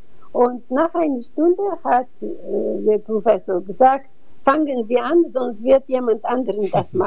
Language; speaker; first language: German; non-native, fluent; Bulgarian